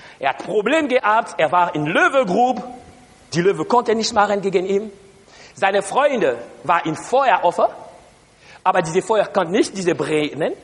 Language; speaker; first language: German; non-native, learner; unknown